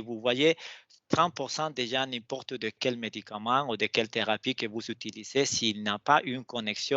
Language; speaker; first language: French; non-native, fluent; Spanish